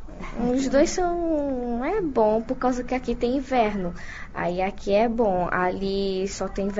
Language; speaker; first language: Portuguese; early bilingual, other home language; Chinese